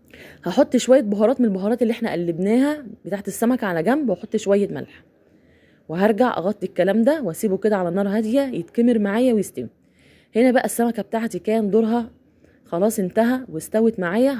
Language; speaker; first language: Arabic; native; Arabic